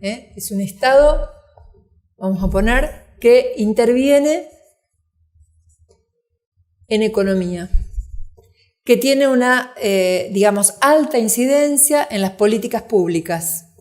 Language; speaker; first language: Spanish; native; Spanish